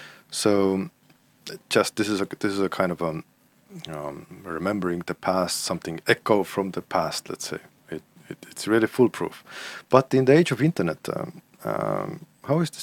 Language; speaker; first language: English; non-native, fluent; Estonian